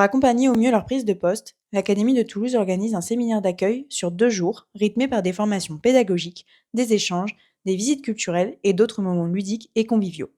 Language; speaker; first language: French; native; French